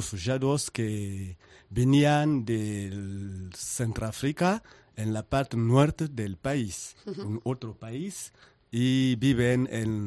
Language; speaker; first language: Spanish; non-native, learner; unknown